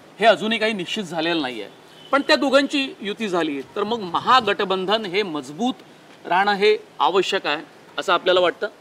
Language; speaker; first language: Marathi; native; Marathi